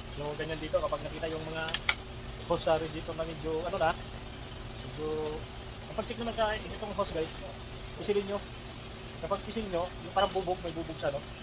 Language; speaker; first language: Filipino; non-native, local second language; Cebuano